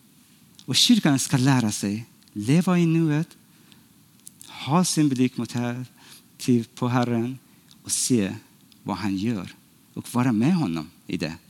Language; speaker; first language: Swedish; non-native, fluent; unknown